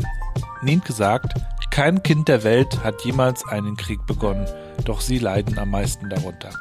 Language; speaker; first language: German; native; German